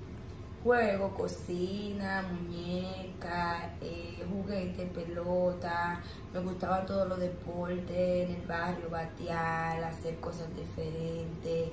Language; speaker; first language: Spanish; native; Spanish